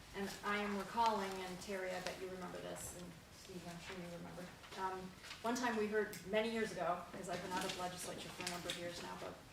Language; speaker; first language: English; native; English